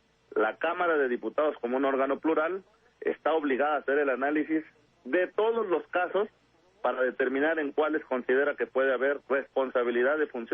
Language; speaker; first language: Spanish; native; Spanish